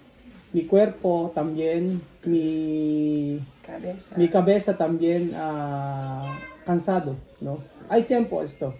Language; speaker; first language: Spanish; non-native, learner; Filipino